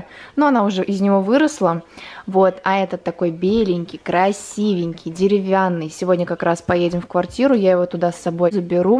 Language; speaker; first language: Russian; native; Russian